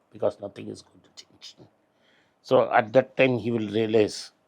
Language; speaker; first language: English; non-native, local second language; Tamil